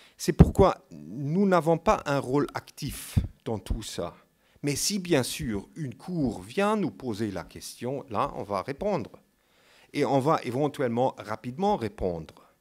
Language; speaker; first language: French; non-native, fluent; German